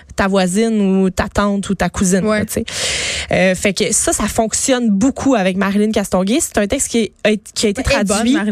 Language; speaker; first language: French; native; French